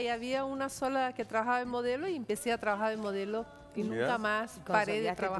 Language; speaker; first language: Spanish; non-native, fluent; Portuguese